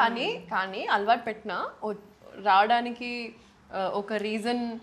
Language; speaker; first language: Telugu; non-native, local second language; Hindi